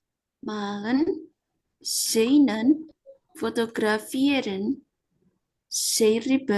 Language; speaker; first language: German; non-native, learner; Indonesian